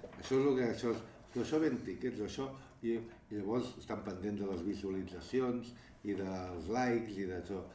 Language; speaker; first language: Catalan; native; Catalan